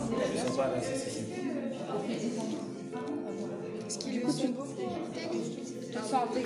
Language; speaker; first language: French; non-native, learner; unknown